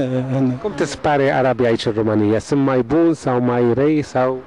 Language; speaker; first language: Romanian; non-native, learner; Arabic